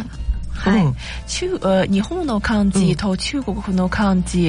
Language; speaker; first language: Japanese; non-native, learner; Chinese